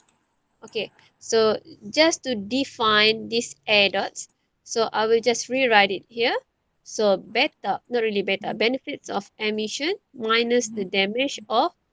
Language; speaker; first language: English; non-native, local second language; Malay